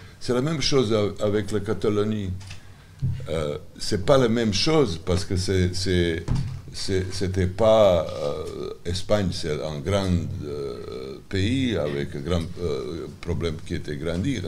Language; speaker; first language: French; non-native, learner; Serbian